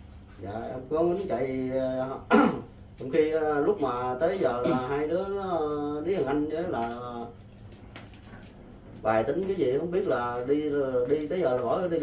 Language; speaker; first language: Vietnamese; native; Vietnamese